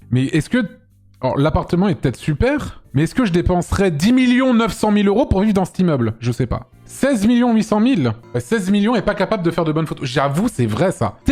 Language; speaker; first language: French; native; French